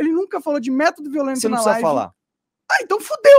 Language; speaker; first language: Portuguese; native; Portuguese